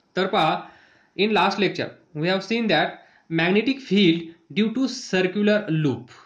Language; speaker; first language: English; non-native, local second language; Marathi